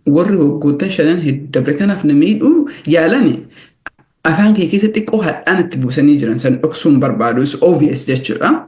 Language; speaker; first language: Oromo; early bilingual, heritage; Oromo